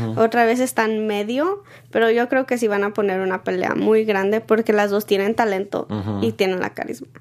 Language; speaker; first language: Spanish; early bilingual, heritage; Spanish